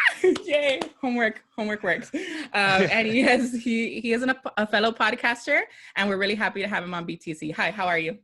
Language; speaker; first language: English; native; English